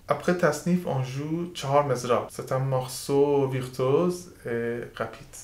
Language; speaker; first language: French; non-native, learner; Persian